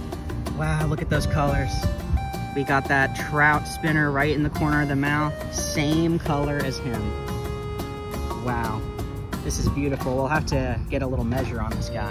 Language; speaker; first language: English; native; English